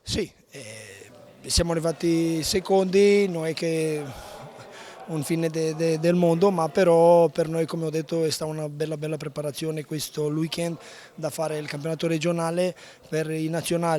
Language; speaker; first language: Italian; non-native, local second language; Romanian